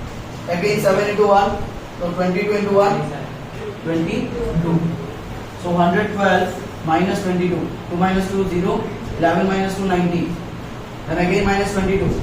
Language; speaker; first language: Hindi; native; Hindi